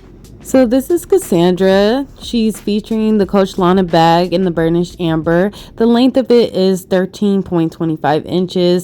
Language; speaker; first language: English; native; English